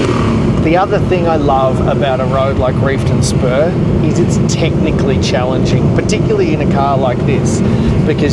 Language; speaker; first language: English; native; English